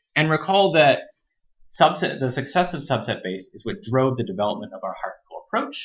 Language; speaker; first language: English; native; English